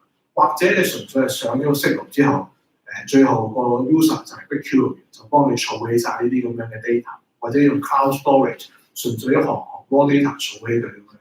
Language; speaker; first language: Chinese; native; Chinese